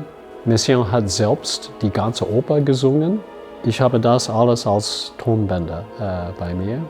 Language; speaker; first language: German; non-native, learner; English